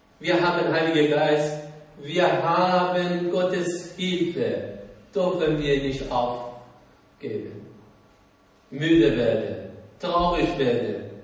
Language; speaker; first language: German; non-native, learner; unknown